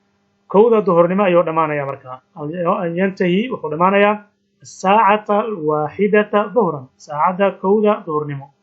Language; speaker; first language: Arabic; non-native, fluent; Somali